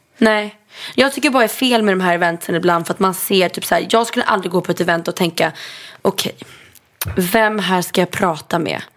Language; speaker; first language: Swedish; native; Swedish